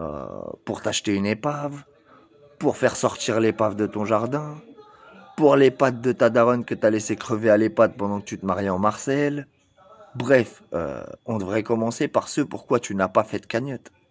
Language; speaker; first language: French; native; French